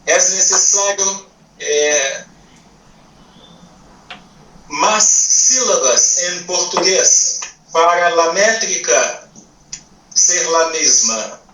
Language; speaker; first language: Spanish; non-native, learner; Portuguese